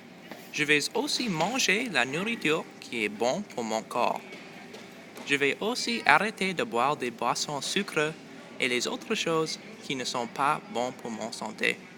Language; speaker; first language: French; non-native, local second language; English